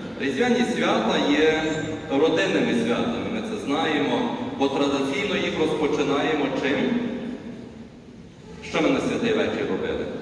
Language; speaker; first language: Ukrainian; native; Ukrainian